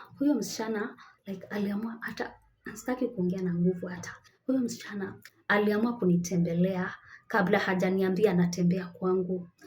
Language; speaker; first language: Swahili; native; Swahili